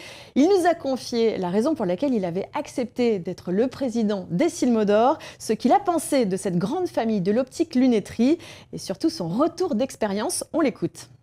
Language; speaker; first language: French; native; French